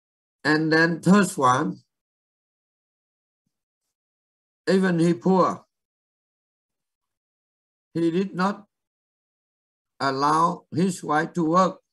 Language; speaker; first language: English; non-native, learner; Vietnamese